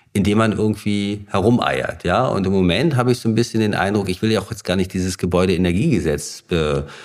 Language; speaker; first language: German; native; German